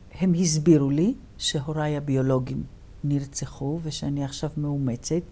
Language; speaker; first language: Hebrew; early bilingual, other home language; Polish